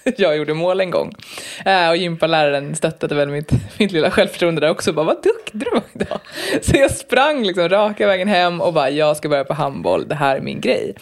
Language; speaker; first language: Swedish; native; Swedish